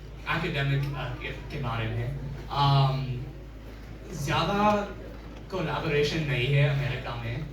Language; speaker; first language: Hindi; early bilingual, heritage; English